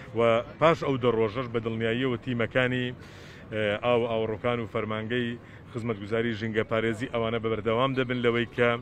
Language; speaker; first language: Central Kurdish; native; Central Kurdish